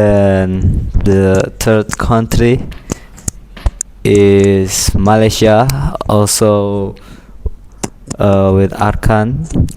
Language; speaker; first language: English; non-native, learner; Indonesian